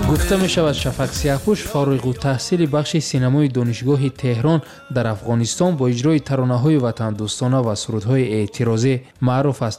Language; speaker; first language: Tajik; native; Tajik